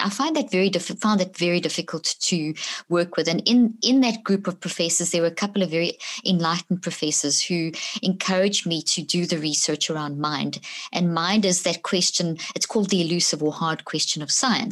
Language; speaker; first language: English; native; English